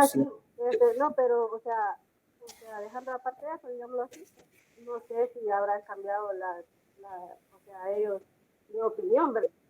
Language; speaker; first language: Spanish; native; Spanish